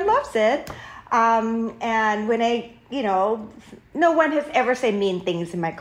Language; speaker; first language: English; non-native, fluent; Thai